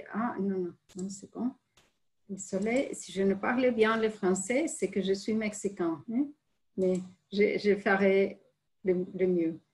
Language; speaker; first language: French; non-native, fluent; Spanish